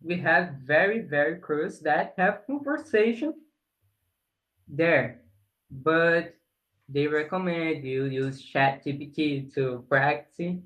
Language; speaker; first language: English; non-native, learner; Portuguese